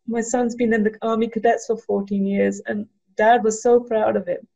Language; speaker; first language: English; early bilingual, other home language; Punjabi